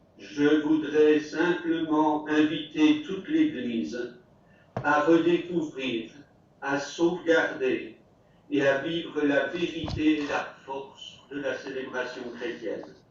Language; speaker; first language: French; native; French